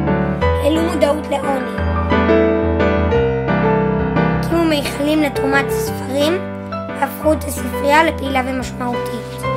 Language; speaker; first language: Hebrew; native; Hebrew